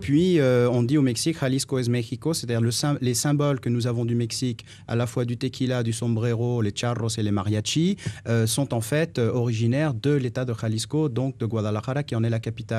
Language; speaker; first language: French; native; French